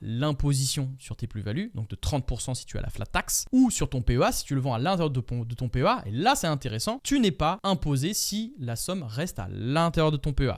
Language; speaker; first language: French; native; French